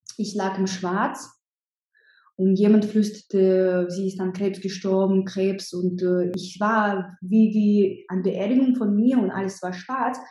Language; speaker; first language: German; non-native, fluent; Russian